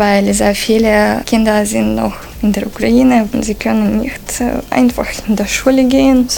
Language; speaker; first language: German; non-native, fluent; Ukrainian